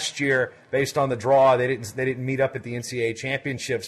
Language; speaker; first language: English; native; English